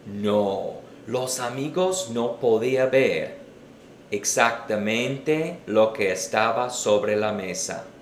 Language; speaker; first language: Spanish; non-native, fluent; English